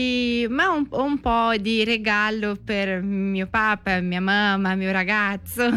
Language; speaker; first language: Italian; non-native, learner; Portuguese